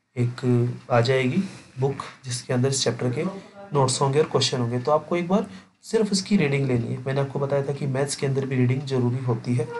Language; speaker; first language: Hindi; native; Hindi